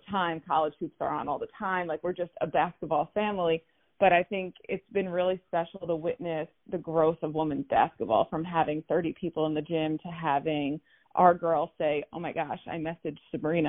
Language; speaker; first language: English; native; English